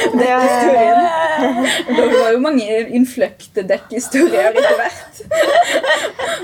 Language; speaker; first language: Norwegian; early bilingual, other home language; Arabic